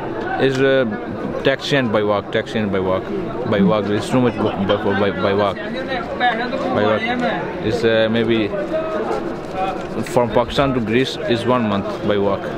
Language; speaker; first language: English; non-native, learner; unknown